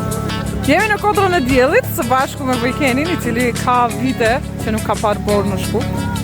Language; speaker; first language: Albanian; native; Albanian